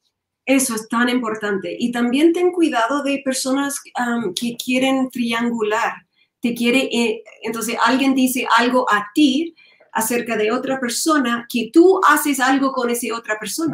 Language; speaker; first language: Spanish; non-native, learner; English